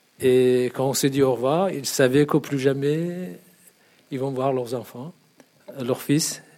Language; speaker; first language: French; non-native, fluent; Persian